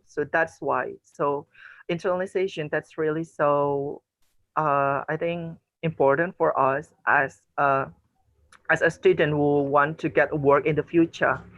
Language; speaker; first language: English; non-native, learner; Indonesian